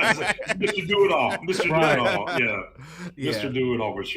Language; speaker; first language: English; native; English